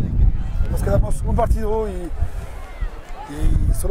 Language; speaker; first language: Spanish; non-native, learner; French